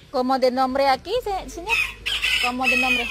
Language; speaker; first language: Spanish; non-native, learner; Indonesian